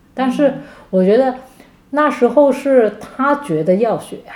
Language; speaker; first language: Chinese; non-native, local second language; Cantonese